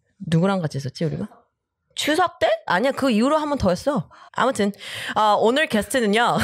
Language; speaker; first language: Korean; early bilingual, heritage; Korean